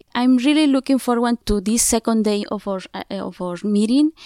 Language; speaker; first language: English; non-native, fluent; Zapotec